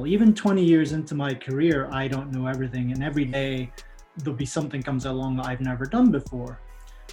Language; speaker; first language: English; native; English